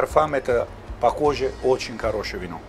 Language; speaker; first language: Russian; non-native, learner; Italian